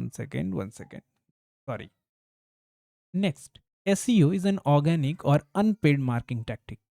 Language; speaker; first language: English; non-native, local second language; Hindi